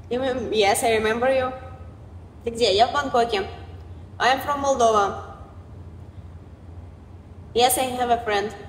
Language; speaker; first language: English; non-native, learner; Romanian